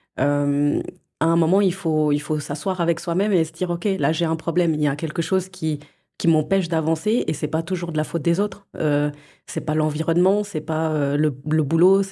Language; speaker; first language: French; early bilingual, other home language; Portuguese